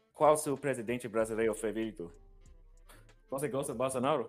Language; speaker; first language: Portuguese; non-native, learner; English